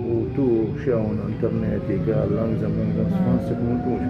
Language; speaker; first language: German; non-native, learner; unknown